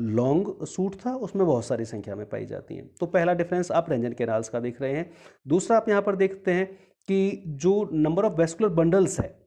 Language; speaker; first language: Hindi; native; Hindi